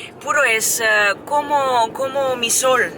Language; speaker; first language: Spanish; non-native, learner; Serbian